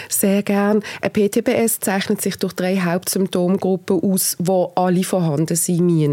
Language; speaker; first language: German; native; German